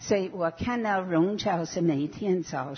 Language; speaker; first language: Chinese; non-native, fluent; English